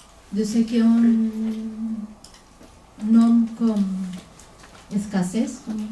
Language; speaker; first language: French; non-native, fluent; Spanish